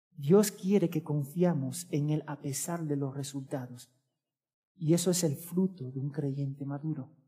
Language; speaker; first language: Spanish; early bilingual, heritage; Spanish